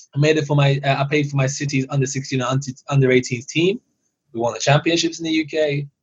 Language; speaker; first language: English; early bilingual, other home language; Persian